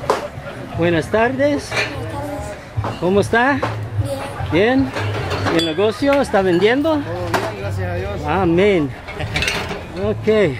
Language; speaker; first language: Spanish; non-native, learner; English